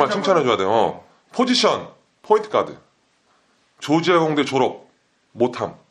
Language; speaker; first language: Korean; native; Korean